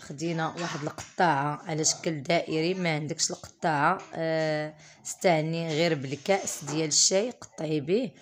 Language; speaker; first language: Arabic; native; Arabic